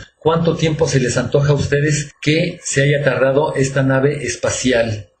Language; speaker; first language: Spanish; native; Spanish